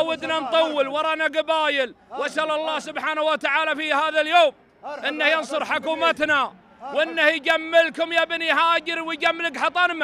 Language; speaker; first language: Arabic; native; Arabic